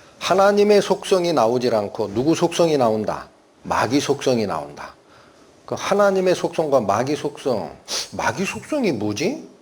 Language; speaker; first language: Korean; native; Korean